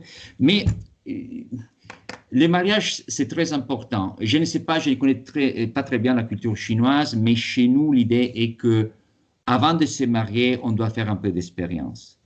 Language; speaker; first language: French; non-native, fluent; Italian